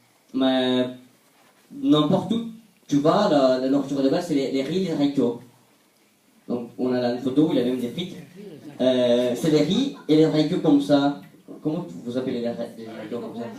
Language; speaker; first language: French; non-native, fluent; Portuguese